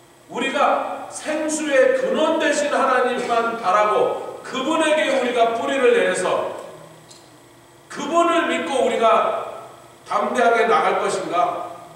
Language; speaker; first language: Korean; native; Korean